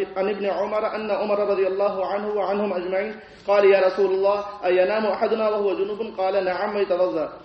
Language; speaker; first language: Arabic; non-native, fluent; Urdu